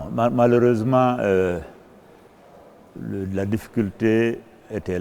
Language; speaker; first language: French; non-native, local second language; Fula